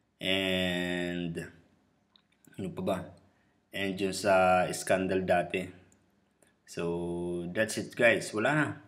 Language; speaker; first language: Filipino; native; Filipino